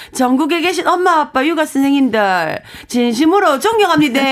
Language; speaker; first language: Korean; native; Korean